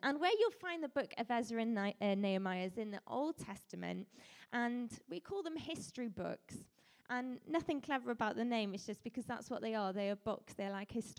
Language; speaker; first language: English; native; English